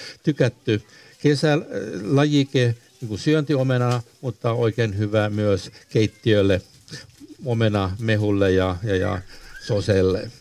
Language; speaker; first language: Finnish; non-native, local second language; Swedish